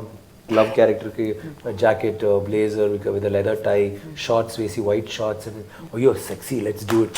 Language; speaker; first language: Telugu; non-native, learner; Tamil